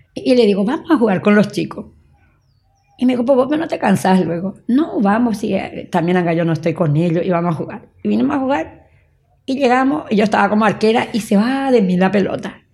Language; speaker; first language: Spanish; native; Spanish